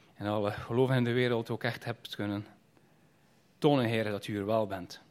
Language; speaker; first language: Dutch; native; Dutch